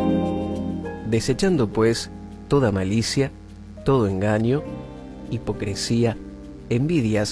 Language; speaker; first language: Spanish; native; Spanish